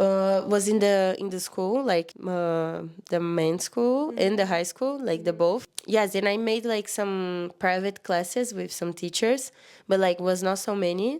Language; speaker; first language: English; non-native, learner; Portuguese